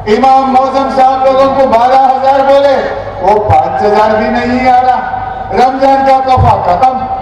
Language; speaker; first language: Hindi; non-native, local second language; Telugu